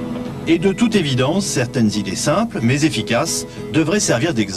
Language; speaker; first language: French; native; French